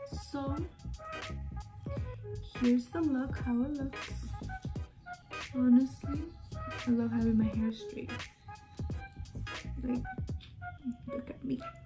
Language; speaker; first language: English; early bilingual, other home language; Spanish